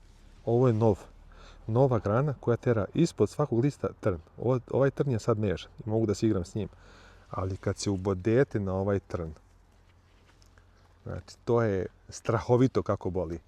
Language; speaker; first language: Croatian; native; Croatian